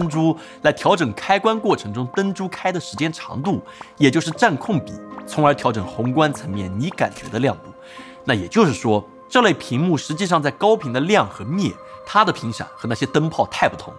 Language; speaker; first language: Chinese; native; Chinese